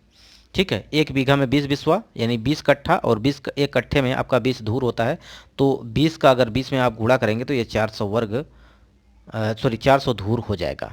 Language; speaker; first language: Hindi; native; Hindi